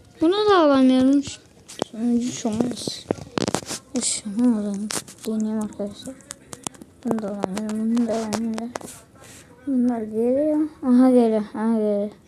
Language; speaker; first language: Turkish; native; Turkish